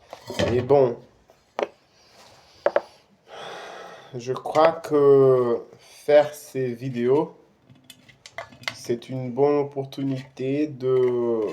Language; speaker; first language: French; non-native, fluent; Portuguese